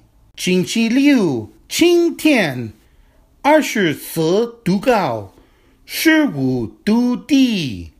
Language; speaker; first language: Chinese; non-native, learner; English